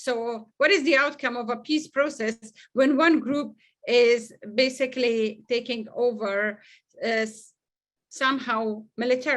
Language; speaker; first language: English; non-native, fluent; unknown